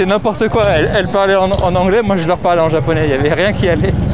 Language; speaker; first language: French; native; French